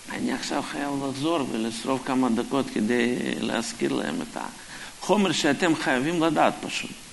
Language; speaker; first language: Hebrew; non-native, fluent; Russian